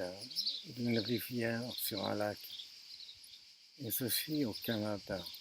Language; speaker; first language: French; native; French